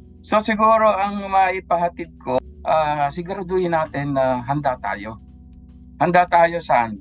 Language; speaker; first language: Filipino; native; Filipino